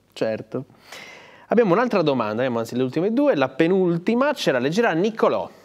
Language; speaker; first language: Italian; native; Italian